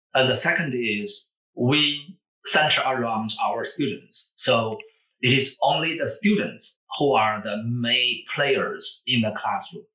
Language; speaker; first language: English; non-native, fluent; Chinese